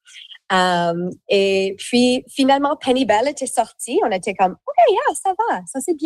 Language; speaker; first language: French; non-native, local second language; English